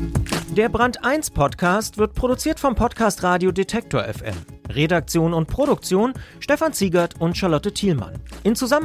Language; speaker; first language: German; native; German